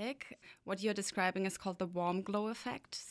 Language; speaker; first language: English; non-native, fluent; German